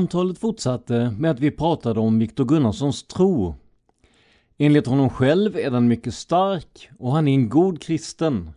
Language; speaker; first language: Swedish; native; Swedish